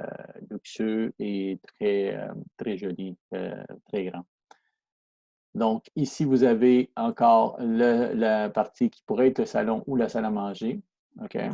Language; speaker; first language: French; non-native, fluent; Spanish